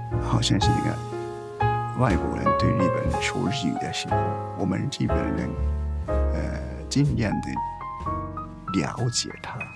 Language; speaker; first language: Chinese; non-native, learner; Japanese